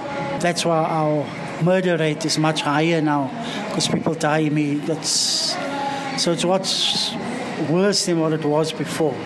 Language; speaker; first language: English; non-native, local second language; Afrikaans